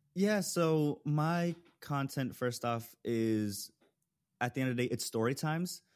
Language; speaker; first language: English; early bilingual, other home language; Spanish